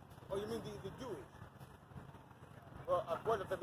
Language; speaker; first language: English; early bilingual, other home language; Spanish